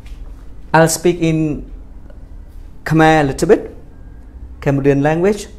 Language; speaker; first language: English; non-native, fluent; Khmer